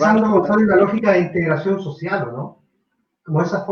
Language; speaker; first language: Spanish; native; Spanish